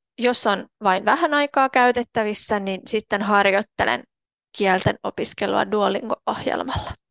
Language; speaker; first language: Finnish; non-native, fluent; Russian